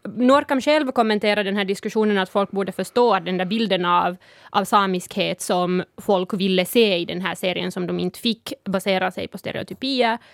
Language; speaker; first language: Swedish; non-native, fluent; Northern Sami